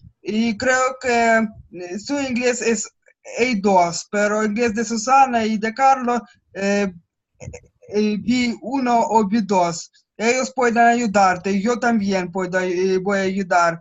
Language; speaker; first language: Spanish; non-native, learner; Russian